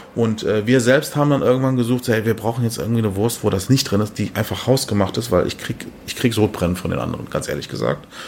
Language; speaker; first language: German; early bilingual, other home language; Turkish